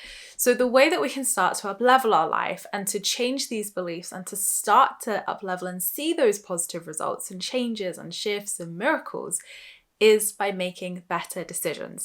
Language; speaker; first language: English; native; English